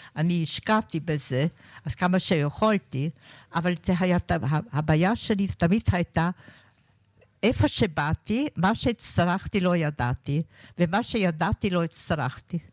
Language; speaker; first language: Hebrew; non-native, fluent; German